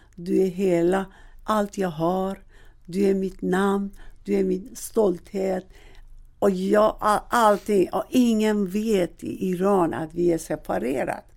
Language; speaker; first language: Swedish; non-native, fluent; Persian